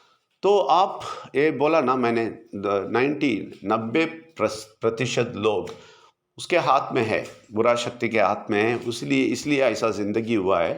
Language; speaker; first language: Hindi; non-native, local second language; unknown